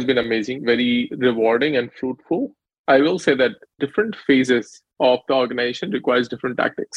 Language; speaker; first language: English; non-native, local second language; Hindi